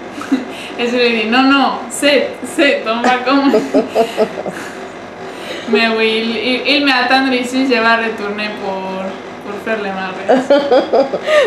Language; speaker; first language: French; non-native, learner; Spanish